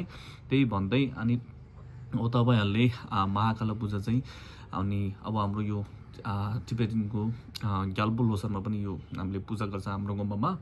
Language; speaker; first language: Nepali; non-native, local second language; Tibetan